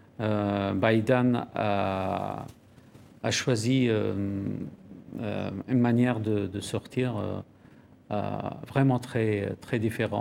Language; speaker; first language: French; non-native, fluent; Persian